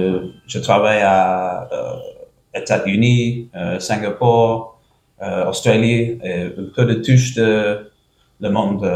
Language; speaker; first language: French; non-native, learner; English